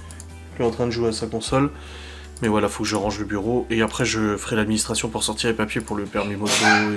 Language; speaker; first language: French; native; French